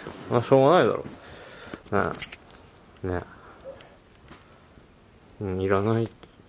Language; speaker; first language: Japanese; native; Japanese